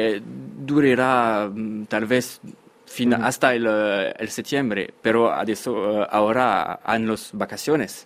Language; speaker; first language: Spanish; non-native, fluent; French